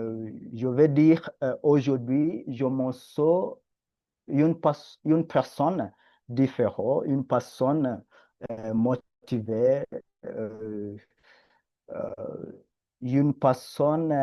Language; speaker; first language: French; non-native, learner; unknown